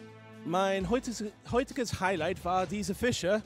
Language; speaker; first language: German; non-native, fluent; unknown